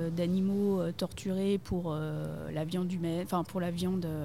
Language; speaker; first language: French; native; French